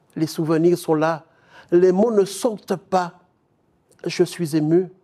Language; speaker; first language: French; native; French